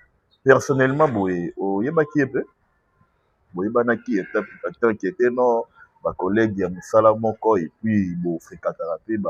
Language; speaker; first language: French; non-native, local second language; Lingala